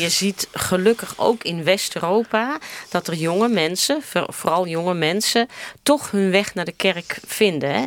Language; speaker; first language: Dutch; native; Dutch